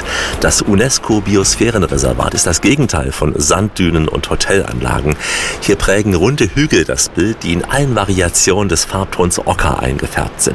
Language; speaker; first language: German; native; German